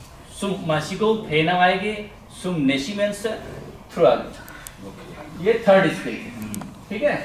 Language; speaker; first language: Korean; non-native, learner; Hindi